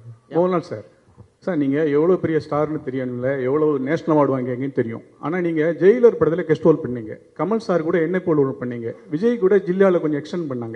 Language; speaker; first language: Tamil; native; Tamil